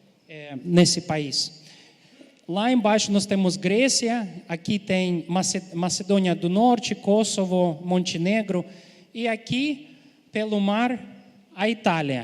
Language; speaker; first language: Portuguese; non-native, fluent; Ukrainian